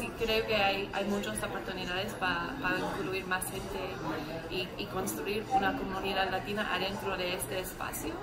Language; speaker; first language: Spanish; early bilingual, heritage; English